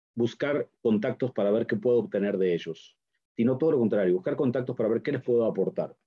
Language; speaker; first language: Spanish; native; Spanish